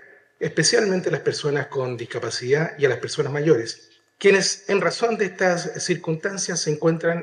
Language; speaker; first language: Spanish; native; Spanish